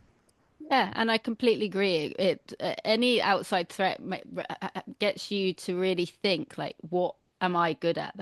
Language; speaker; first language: English; native; English